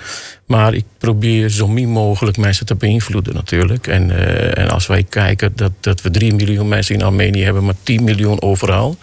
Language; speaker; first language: Dutch; non-native, fluent; Armenian